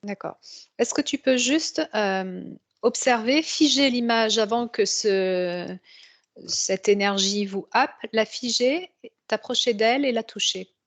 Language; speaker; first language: French; native; French